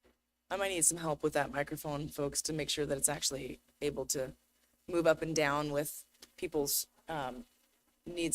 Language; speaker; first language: English; native; English